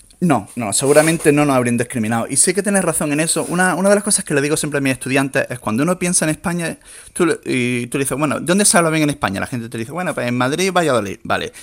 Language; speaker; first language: Spanish; native; Spanish